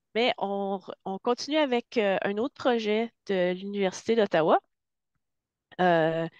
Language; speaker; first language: French; native; French